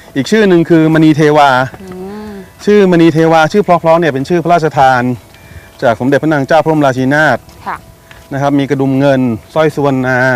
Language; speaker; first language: Thai; native; Thai